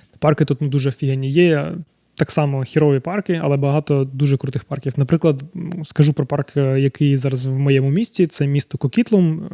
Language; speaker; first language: Ukrainian; native; Ukrainian